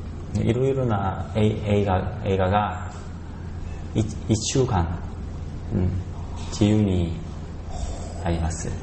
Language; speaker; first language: Japanese; non-native, learner; Korean